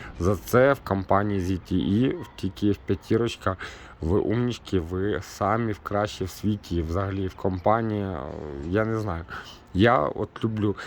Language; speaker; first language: Ukrainian; non-native, local second language; Russian